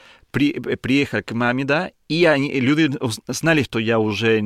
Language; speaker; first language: Russian; non-native, learner; Spanish